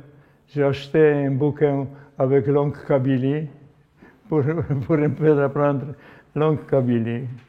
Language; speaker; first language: French; non-native, learner; Polish